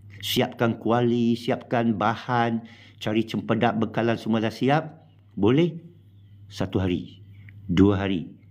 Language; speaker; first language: Malay; non-native, local second language; Chinese